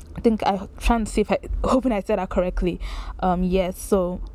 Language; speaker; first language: English; non-native, local second language; Yoruba